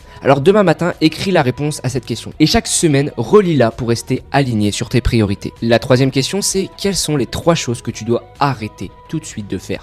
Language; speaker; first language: French; native; French